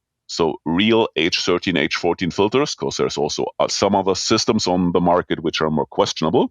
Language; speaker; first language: English; non-native, fluent; German